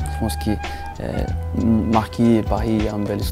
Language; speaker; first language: French; non-native, fluent; Portuguese